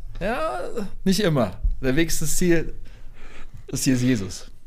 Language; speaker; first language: German; native; German